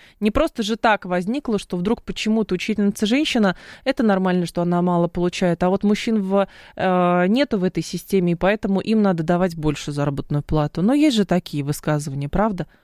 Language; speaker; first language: Russian; native; Russian